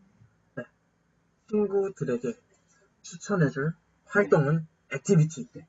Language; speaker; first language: Korean; native; Korean